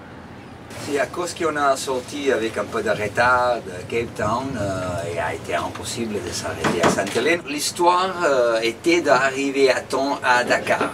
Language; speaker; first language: French; non-native, fluent; Spanish